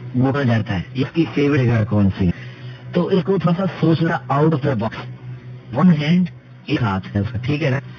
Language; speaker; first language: Urdu; native; Urdu